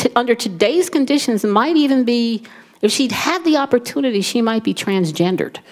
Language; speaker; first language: English; native; English